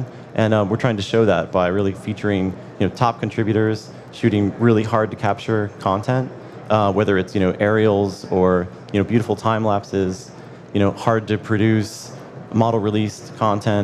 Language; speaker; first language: English; native; English